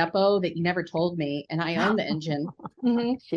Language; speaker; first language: English; native; English